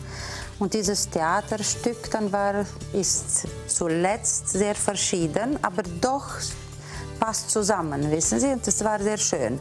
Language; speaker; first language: German; non-native, fluent; Romanian